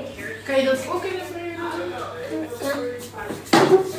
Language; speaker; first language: Dutch; early bilingual, other home language; French